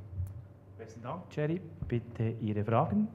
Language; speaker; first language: German; native; German